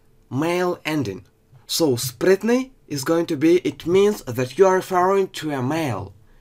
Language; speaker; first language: English; non-native, fluent; Ukrainian